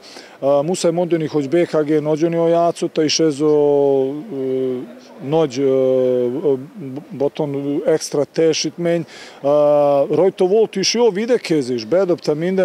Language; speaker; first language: Hungarian; non-native, learner; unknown